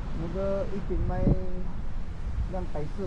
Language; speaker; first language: Chinese; non-native, learner; Filipino